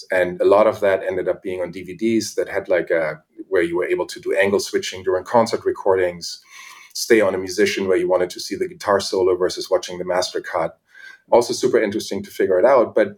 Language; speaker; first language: English; non-native, fluent; German